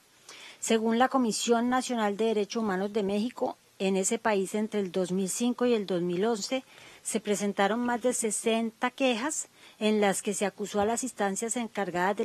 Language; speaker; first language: Spanish; native; Spanish